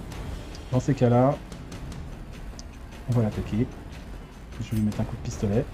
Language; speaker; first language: French; native; French